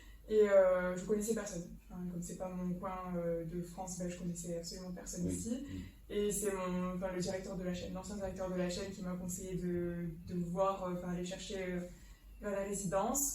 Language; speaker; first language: French; native; French